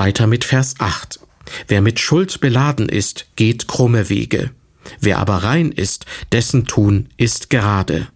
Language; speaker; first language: German; native; German